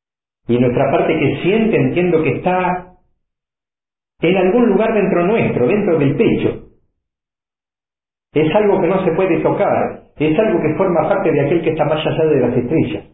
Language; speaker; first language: Spanish; native; Spanish